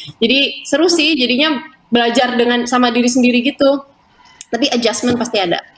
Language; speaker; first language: Indonesian; native; Indonesian